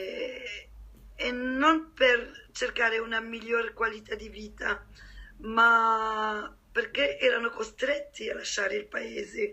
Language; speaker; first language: Italian; non-native, fluent; French